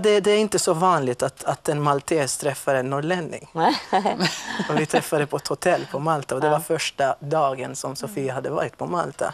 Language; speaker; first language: Swedish; non-native, fluent; Maltese